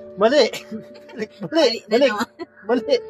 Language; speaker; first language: Filipino; non-native, local second language; Bikol